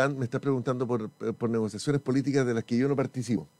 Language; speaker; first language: Spanish; native; Spanish